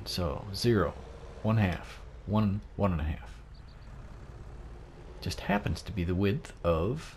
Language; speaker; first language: English; native; English